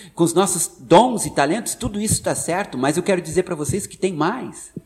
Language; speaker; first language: Portuguese; non-native, fluent; English